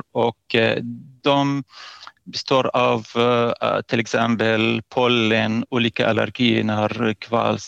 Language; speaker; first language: Swedish; non-native, fluent; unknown